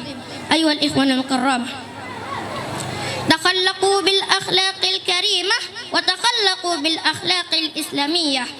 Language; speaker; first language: Arabic; non-native, learner; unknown